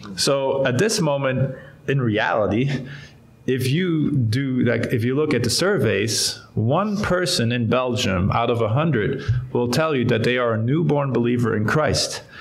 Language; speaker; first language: English; non-native, fluent; Dutch